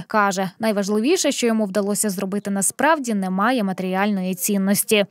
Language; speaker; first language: Ukrainian; native; Ukrainian